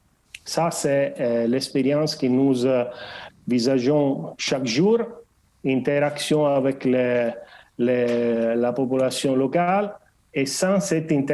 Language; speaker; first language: French; non-native, learner; Portuguese